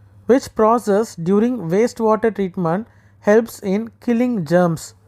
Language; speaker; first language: English; non-native, local second language; Tamil